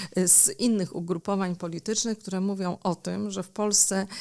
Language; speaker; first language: Polish; native; Polish